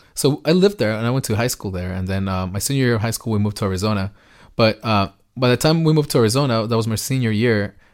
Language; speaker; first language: English; early bilingual, other home language; Spanish